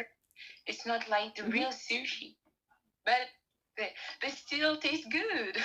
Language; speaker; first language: English; non-native, learner; French